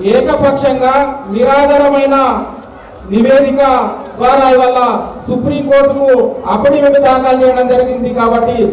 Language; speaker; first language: Telugu; non-native, local second language; Gondi